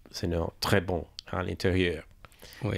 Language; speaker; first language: French; non-native, learner; English